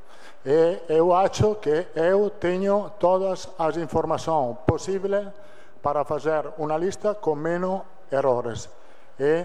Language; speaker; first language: Portuguese; non-native, fluent; Italian